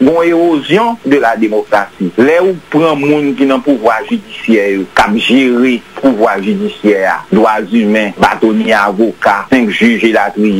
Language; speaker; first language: French; non-native, local second language; Haitian Creole